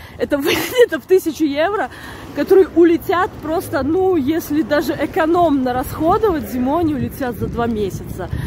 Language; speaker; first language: Russian; native; Russian